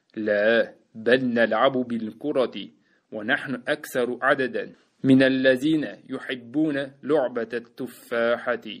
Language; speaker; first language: Arabic; non-native, fluent; Uzbek